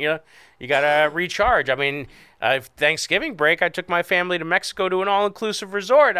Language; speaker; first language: English; native; English